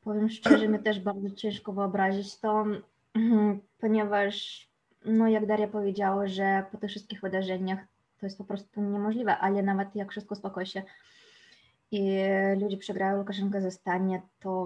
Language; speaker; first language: Polish; non-native, fluent; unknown